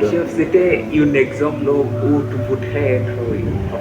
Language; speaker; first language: French; non-native, learner; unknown